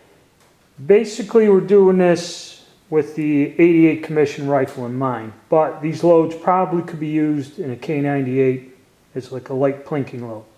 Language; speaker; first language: English; native; English